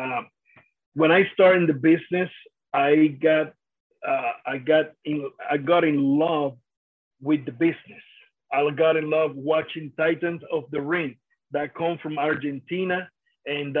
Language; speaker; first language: English; non-native, fluent; Spanish